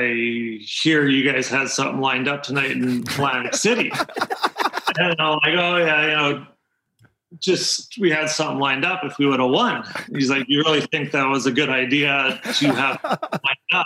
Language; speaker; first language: English; native; English